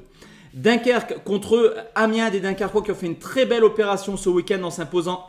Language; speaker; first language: French; native; French